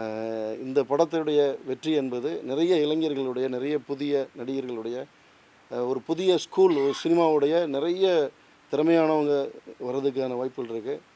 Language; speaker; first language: Tamil; native; Tamil